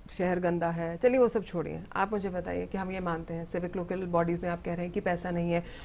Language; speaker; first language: Hindi; native; Hindi